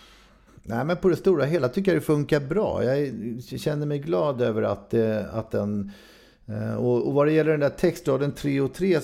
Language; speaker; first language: Swedish; native; Swedish